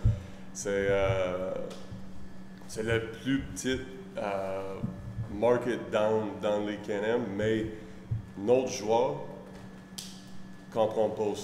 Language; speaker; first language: French; non-native, learner; English